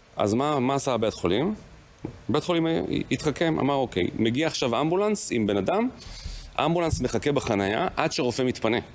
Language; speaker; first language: Hebrew; native; Hebrew